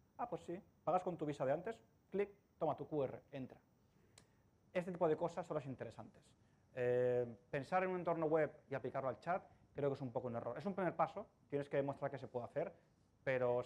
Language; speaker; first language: Spanish; native; Spanish